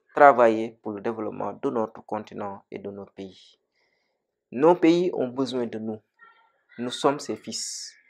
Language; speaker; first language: French; non-native, local second language; Wolof